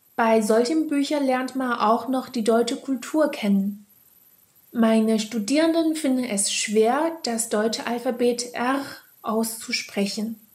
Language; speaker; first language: German; non-native, fluent; Chinese